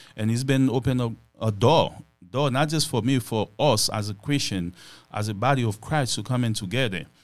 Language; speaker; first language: English; non-native, fluent; Haitian Creole